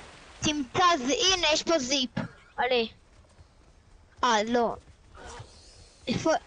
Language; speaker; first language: Hebrew; native; Hebrew